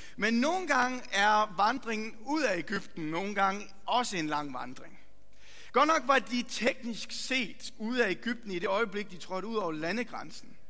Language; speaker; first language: Danish; native; Danish